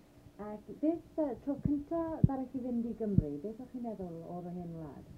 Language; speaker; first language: Welsh; native; Welsh